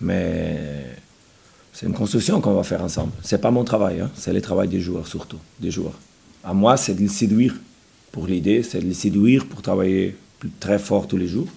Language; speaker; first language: French; non-native, fluent; Portuguese